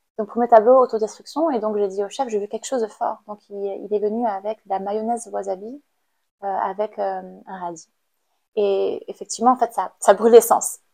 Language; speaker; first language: French; non-native, fluent; Khmer